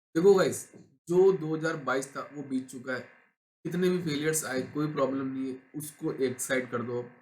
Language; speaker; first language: Hindi; native; Hindi